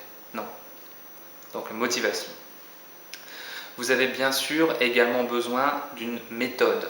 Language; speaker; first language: French; native; French